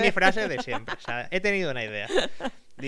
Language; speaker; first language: Spanish; native; Spanish